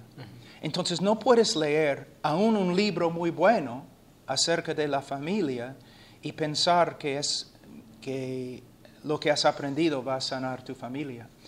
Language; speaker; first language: Spanish; non-native, fluent; English